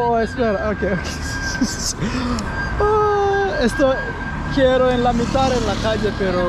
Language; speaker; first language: Spanish; non-native, learner; English